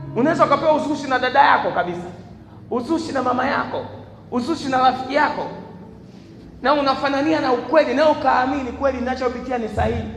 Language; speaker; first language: Swahili; native; Swahili